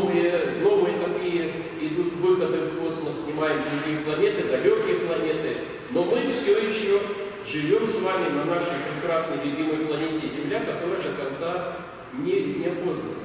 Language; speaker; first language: Russian; native; Russian